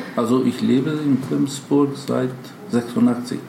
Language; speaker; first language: German; non-native, fluent; Macedonian